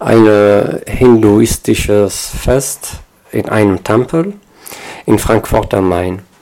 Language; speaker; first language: German; non-native, fluent; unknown